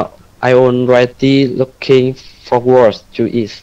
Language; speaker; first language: English; non-native, learner; Vietnamese